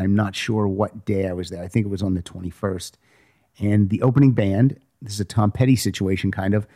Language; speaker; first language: English; native; English